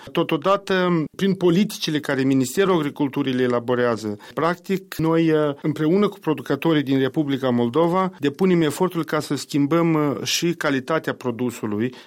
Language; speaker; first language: Romanian; native; Romanian